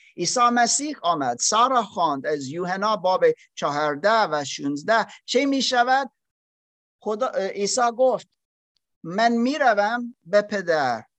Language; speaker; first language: Persian; non-native, learner; German